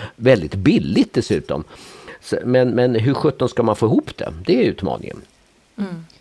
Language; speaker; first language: Swedish; native; Swedish